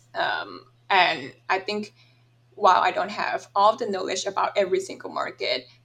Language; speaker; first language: English; non-native, fluent; Thai